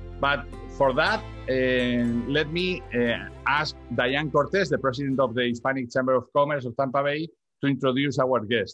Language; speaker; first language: English; non-native, learner; Spanish